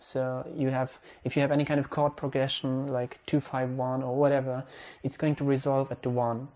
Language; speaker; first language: English; non-native, fluent; Hungarian